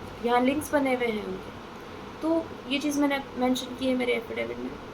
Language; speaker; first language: Hindi; native; Hindi